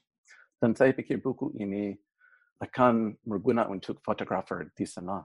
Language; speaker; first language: Indonesian; non-native, fluent; English